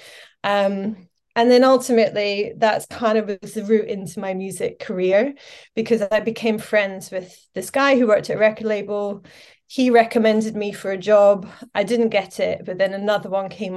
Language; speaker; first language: English; native; English